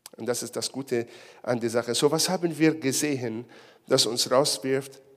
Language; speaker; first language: German; non-native, fluent; Hebrew